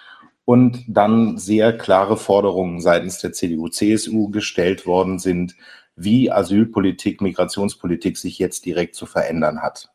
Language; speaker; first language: German; native; German